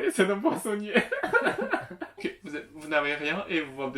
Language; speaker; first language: French; non-native, local second language; Chinese